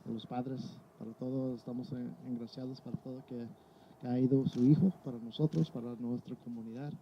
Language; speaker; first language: Spanish; early bilingual, other home language; English